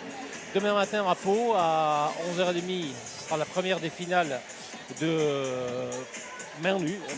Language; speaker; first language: French; native; French